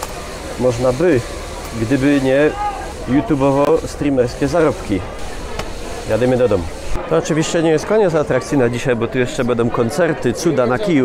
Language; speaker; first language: Polish; native; Polish